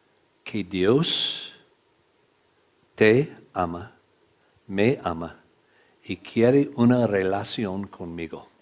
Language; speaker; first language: Spanish; non-native, learner; English